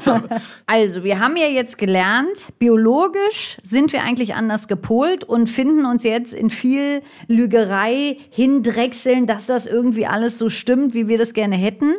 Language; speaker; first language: German; native; German